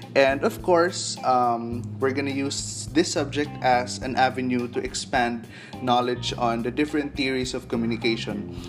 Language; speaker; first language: English; non-native, local second language; Cebuano